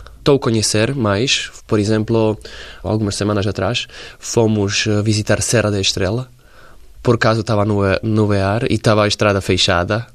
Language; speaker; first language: Portuguese; non-native, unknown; Slovak